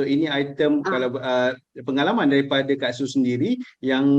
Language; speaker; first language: Malay; native; Malay